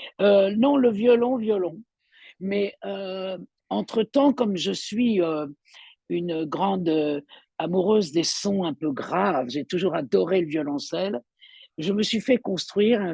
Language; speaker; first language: French; native; French